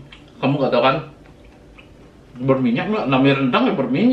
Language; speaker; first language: Indonesian; native; Indonesian